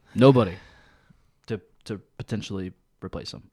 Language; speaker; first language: English; native; English